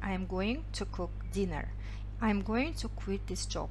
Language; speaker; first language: English; non-native, fluent; Kazakh